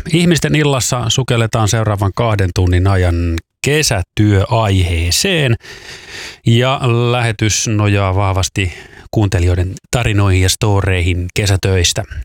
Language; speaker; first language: Finnish; native; Finnish